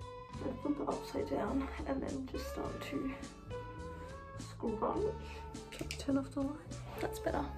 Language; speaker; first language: English; native; English